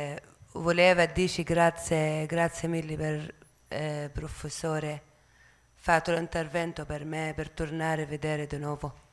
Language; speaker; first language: Italian; non-native, local second language; Arabic